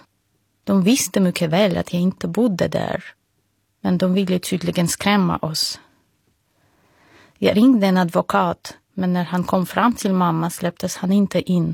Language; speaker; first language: Swedish; non-native, fluent; Russian